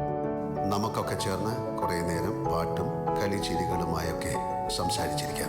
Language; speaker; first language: Malayalam; native; Malayalam